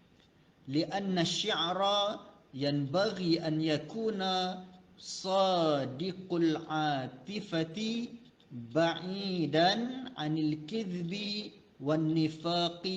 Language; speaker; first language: Arabic; non-native, fluent; Malay